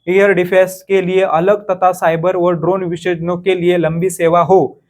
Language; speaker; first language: Hindi; non-native, local second language; Marathi